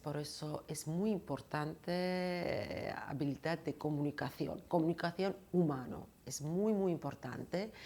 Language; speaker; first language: Spanish; non-native, fluent; Georgian